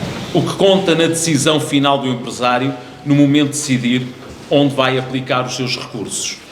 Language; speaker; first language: Portuguese; native; Portuguese